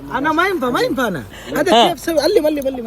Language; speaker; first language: Arabic; non-native, learner; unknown